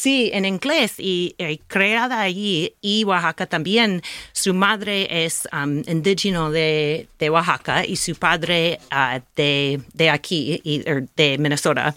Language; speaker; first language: Spanish; non-native, learner; English